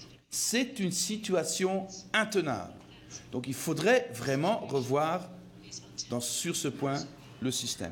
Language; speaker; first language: French; non-native, fluent; Dutch